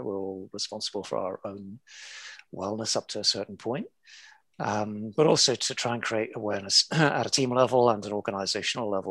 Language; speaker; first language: English; native; English